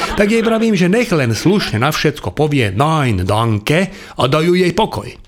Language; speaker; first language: Slovak; non-native, local second language; Hungarian